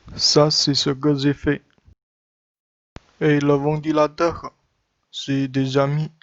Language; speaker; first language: French; non-native, learner; Chinese